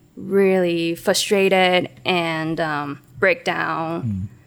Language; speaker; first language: English; non-native, local second language; Cantonese